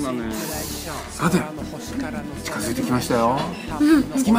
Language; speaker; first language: Japanese; native; Japanese